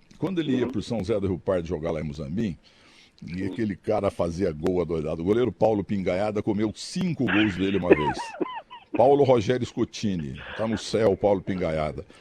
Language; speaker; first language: Portuguese; native; Portuguese